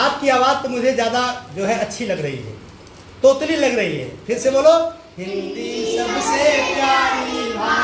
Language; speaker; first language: Hindi; native; Hindi